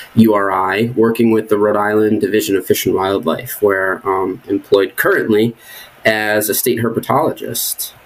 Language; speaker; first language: English; native; English